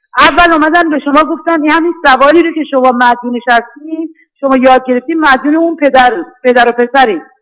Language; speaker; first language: Persian; native; Persian